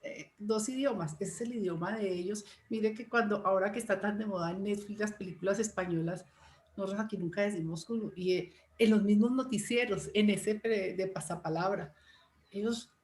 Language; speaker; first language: Spanish; native; Spanish